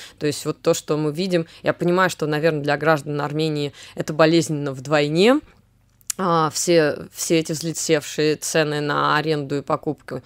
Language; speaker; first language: Russian; native; Russian